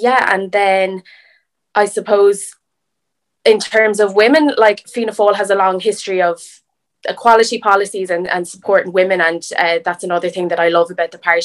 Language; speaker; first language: English; native; English